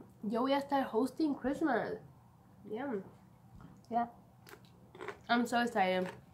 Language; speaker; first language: Spanish; native; Spanish